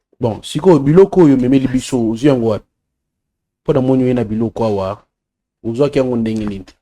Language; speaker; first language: Lingala; native; Lingala